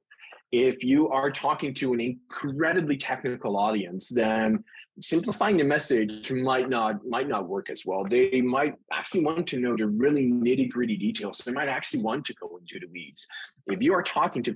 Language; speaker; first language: English; non-native, fluent; Dutch